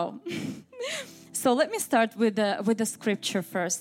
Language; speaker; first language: English; non-native, fluent; Russian